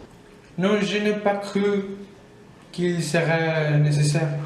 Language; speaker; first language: French; non-native, learner; Spanish